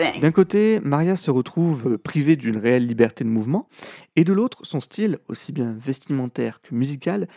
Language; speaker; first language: French; native; French